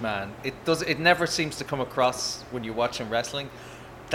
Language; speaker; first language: English; native; English